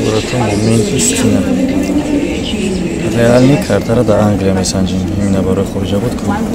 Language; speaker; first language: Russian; non-native, local second language; Tajik